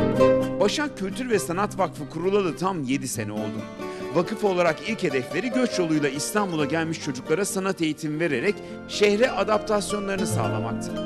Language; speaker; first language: Turkish; native; Turkish